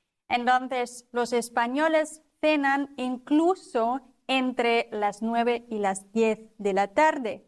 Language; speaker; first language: Spanish; non-native, fluent; German